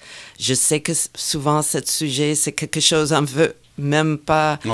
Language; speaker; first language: French; non-native, fluent; English